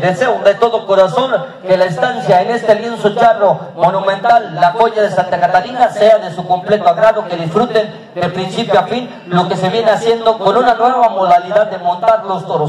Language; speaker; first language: Spanish; native; Spanish